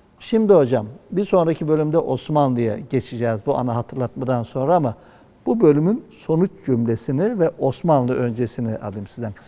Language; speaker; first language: Turkish; native; Turkish